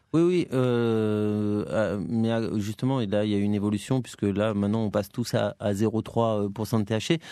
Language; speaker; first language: French; native; French